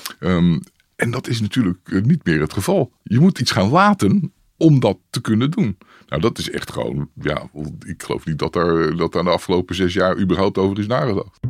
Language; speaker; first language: Dutch; native; Dutch